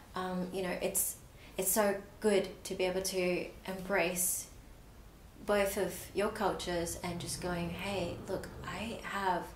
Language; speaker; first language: English; native; English